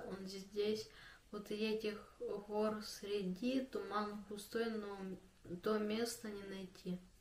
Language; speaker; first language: Russian; native; Russian